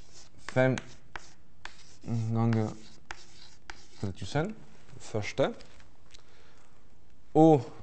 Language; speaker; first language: Norwegian; non-native, fluent; French